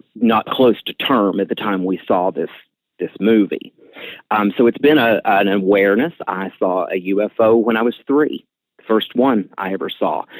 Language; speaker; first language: English; native; English